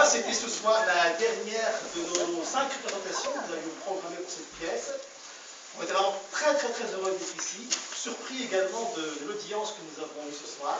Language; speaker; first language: French; native; French